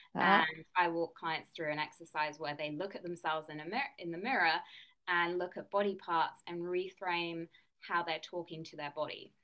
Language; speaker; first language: English; native; English